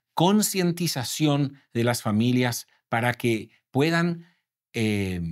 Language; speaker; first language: Spanish; native; Spanish